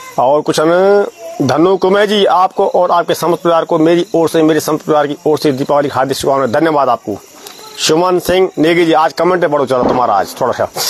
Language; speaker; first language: Hindi; non-native, local second language; Garhwali